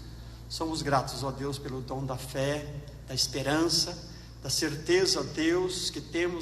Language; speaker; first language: Portuguese; native; Portuguese